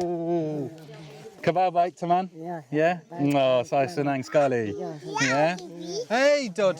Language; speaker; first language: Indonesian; non-native, learner; English